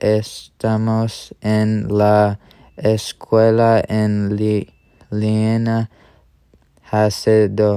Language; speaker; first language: Spanish; non-native, learner; English